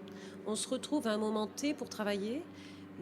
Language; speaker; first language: French; native; French